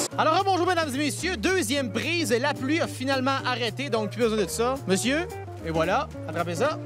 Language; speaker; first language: French; native; French